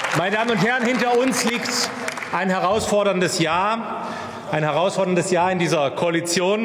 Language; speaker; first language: German; native; German